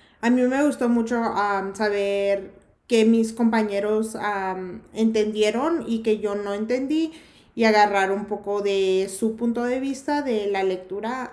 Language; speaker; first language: Spanish; early bilingual, heritage; Spanish